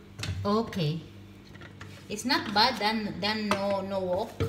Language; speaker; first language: English; non-native, local second language; Filipino